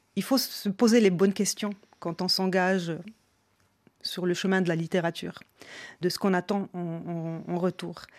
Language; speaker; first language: French; non-native, local second language; Arabic